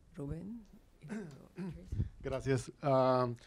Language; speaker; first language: Spanish; native; Spanish